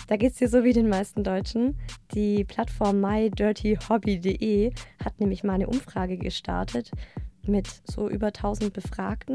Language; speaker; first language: German; native; German